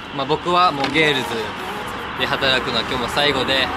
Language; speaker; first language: Japanese; native; Japanese